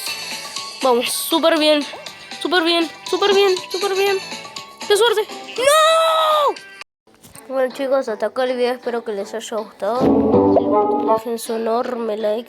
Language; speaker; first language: Spanish; native; Spanish